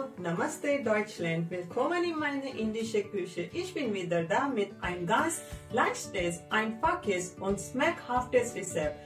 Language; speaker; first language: German; non-native, learner; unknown